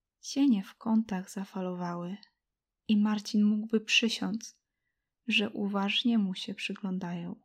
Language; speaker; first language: Polish; native; Polish